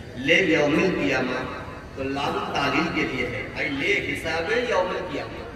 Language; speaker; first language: Urdu; native; Urdu